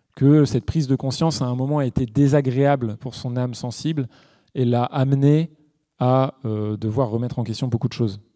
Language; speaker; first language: French; native; French